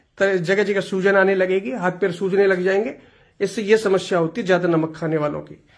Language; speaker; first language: Hindi; non-native, local second language; Gujarati